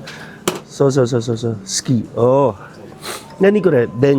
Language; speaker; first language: Japanese; non-native, learner; Filipino